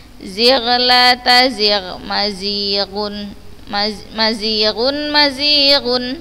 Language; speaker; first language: Arabic; non-native, fluent; Indonesian